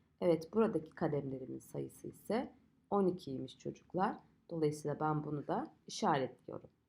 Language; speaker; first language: Turkish; native; Turkish